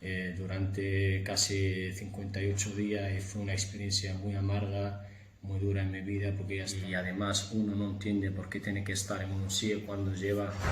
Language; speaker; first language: Spanish; non-native, fluent; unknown